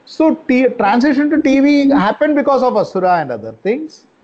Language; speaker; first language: English; non-native, local second language; Malayalam